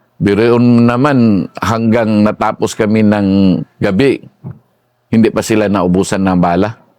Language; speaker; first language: Filipino; non-native, local second language; Cebuano